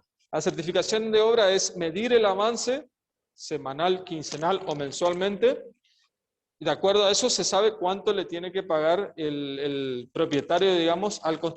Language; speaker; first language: Spanish; native; Spanish